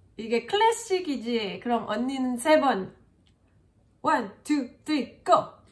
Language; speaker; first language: Korean; non-native, fluent; French